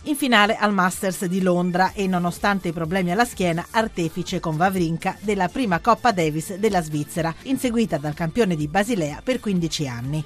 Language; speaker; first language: Italian; native; Italian